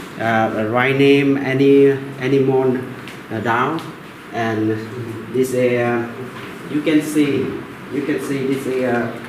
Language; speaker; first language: English; non-native, learner; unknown